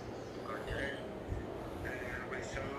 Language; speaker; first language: English; non-native, learner; Spanish